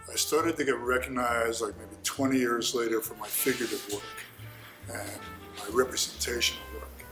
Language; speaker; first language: English; native; English